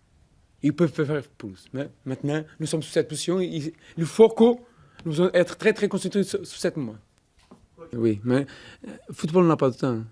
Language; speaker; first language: French; non-native, fluent; Portuguese